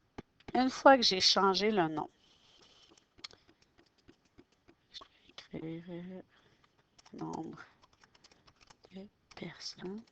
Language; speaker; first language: French; native; French